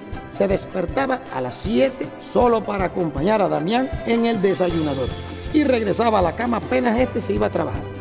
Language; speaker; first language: Spanish; native; Spanish